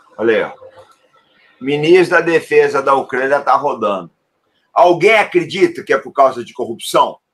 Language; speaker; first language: Portuguese; native; Portuguese